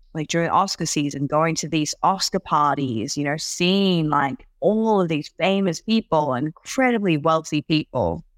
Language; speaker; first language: English; non-native, local second language; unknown